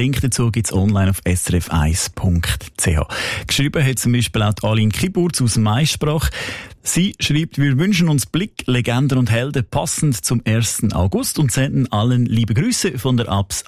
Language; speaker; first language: German; native; German